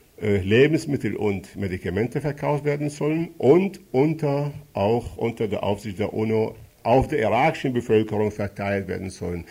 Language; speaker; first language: German; non-native, fluent; Arabic